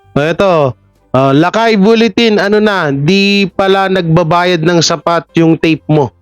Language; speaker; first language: Filipino; native; Filipino